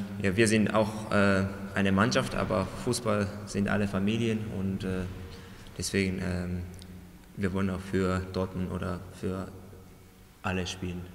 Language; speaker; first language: German; non-native, learner; Japanese